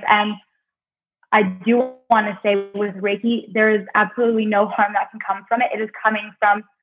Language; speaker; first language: English; native; English